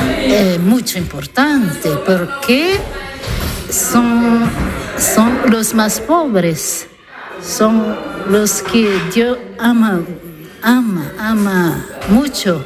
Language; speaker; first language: Spanish; non-native, learner; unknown